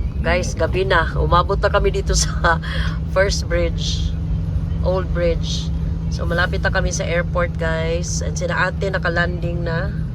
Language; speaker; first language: Filipino; non-native, local second language; Cebuano